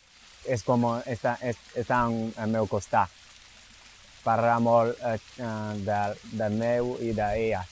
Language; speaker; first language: Catalan; non-native, learner; Chinese